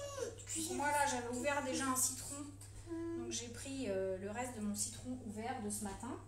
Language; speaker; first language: French; native; French